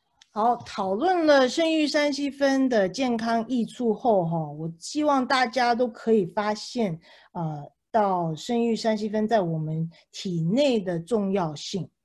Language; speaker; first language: Chinese; early bilingual, heritage; Chinese